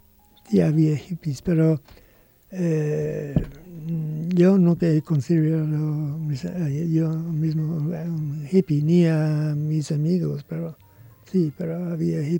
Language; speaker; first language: Spanish; non-native, learner; English